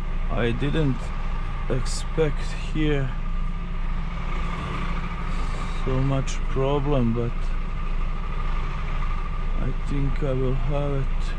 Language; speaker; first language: English; non-native, learner; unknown